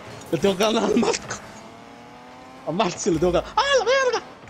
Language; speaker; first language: Spanish; early bilingual, heritage; Spanish